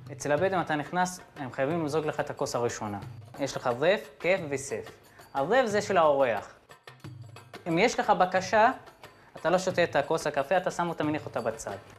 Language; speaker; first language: Hebrew; non-native, local second language; Arabic